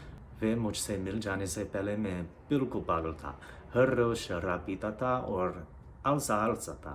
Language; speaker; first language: Hindi; non-native, learner; English